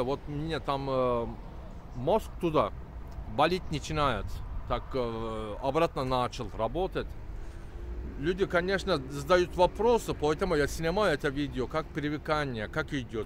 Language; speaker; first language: Russian; non-native, learner; Turkish